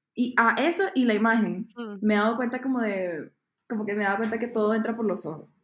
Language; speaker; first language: Spanish; native; Spanish